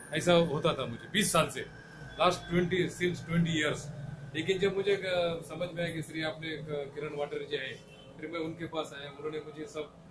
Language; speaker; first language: Hindi; non-native, local second language; Marathi